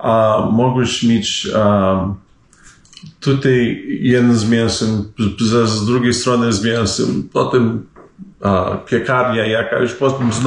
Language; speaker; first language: Polish; early bilingual, heritage; Polish